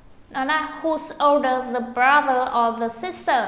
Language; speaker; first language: English; non-native, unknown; Vietnamese